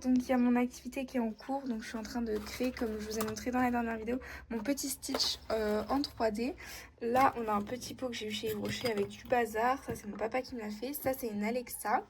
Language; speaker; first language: French; native; French